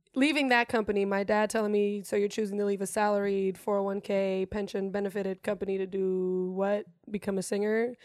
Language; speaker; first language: English; non-native, fluent; German